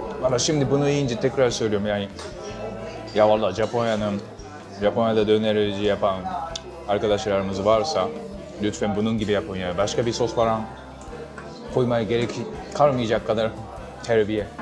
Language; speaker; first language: Turkish; non-native, fluent; Japanese